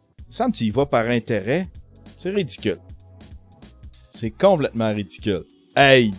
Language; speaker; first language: French; native; French